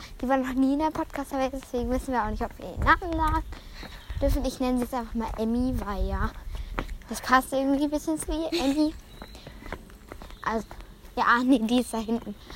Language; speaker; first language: German; native; German